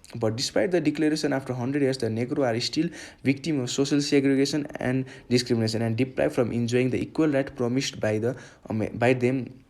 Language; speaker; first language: English; non-native, local second language; Nepali